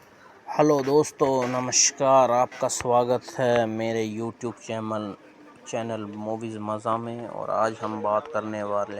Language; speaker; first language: Hindi; native; Hindi